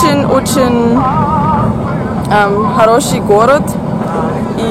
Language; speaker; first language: Russian; non-native, learner; German